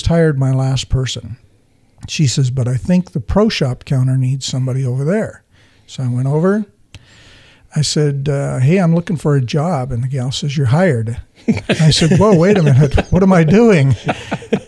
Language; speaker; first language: English; native; English